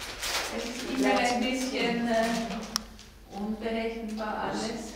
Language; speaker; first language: German; non-native, fluent; Greek